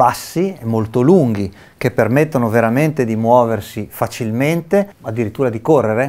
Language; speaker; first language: Italian; native; Italian